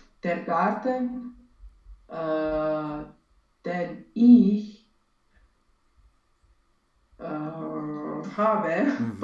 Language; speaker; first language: German; non-native, learner; Romanian